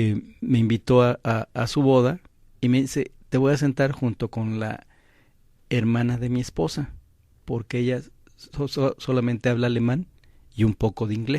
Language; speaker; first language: Spanish; native; Spanish